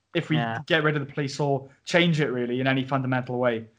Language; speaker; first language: English; native; English